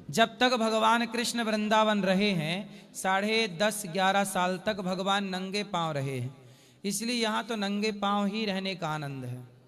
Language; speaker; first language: Hindi; native; Hindi